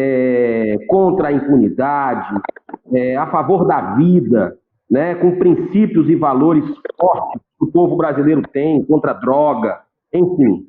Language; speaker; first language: Portuguese; native; Portuguese